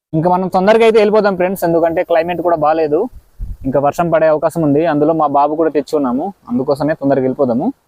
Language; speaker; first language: Telugu; non-native, local second language; Odia